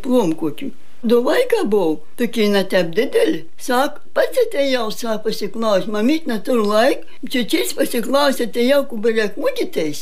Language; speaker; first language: Lithuanian; native; Lithuanian